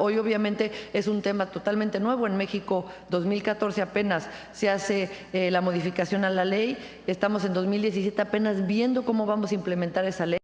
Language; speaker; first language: Spanish; native; Spanish